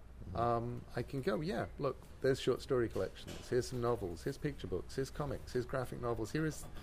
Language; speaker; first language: English; native; English